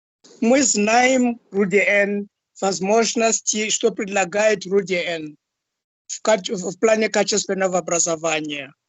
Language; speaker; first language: Russian; non-native, fluent; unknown